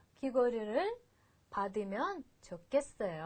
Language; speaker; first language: Korean; non-native, fluent; Russian